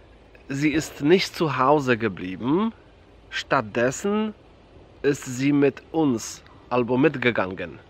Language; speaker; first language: German; non-native, fluent; Polish